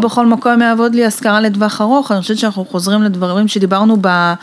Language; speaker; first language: Hebrew; native; Hebrew